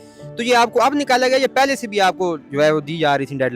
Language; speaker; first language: Urdu; native; Urdu